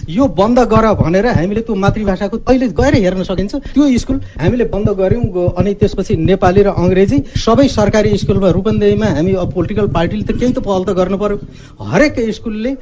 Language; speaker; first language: Nepali; non-native, local second language; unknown